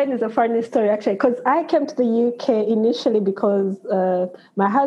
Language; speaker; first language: English; non-native, local second language; Ganda